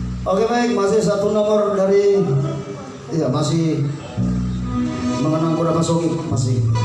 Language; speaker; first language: Indonesian; native; Indonesian